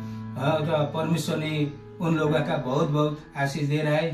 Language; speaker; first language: Hindi; non-native, local second language; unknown